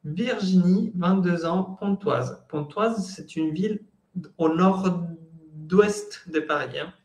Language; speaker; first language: French; non-native, fluent; Spanish